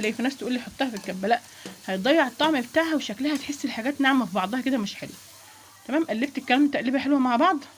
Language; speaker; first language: Arabic; native; Arabic